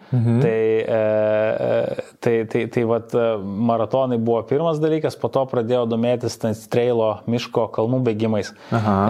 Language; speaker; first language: Lithuanian; native; Lithuanian